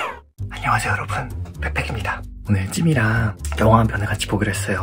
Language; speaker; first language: Korean; native; Korean